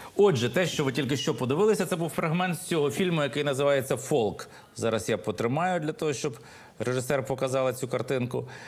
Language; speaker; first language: Ukrainian; native; Ukrainian